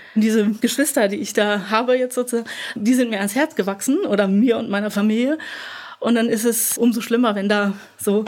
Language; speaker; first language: German; native; German